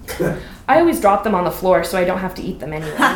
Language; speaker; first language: English; native; English